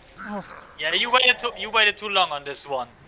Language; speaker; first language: English; native; English